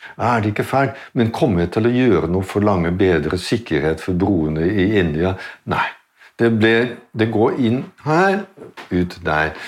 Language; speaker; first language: Norwegian; non-native, fluent; Dutch